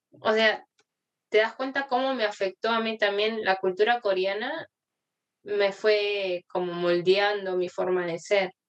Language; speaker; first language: Spanish; early bilingual, other home language; Korean